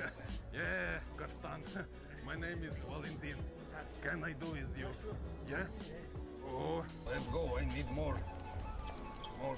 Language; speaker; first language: English; non-native, learner; Russian